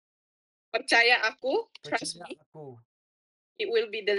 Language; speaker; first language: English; non-native, fluent; Indonesian